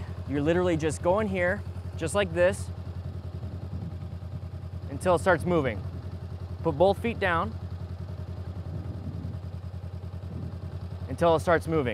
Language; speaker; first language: English; native; English